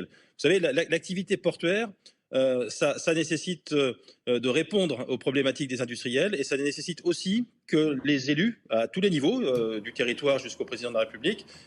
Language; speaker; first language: French; native; French